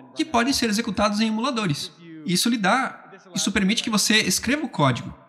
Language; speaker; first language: Portuguese; non-native, fluent; English